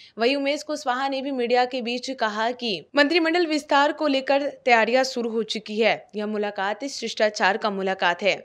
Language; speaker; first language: Hindi; native; Hindi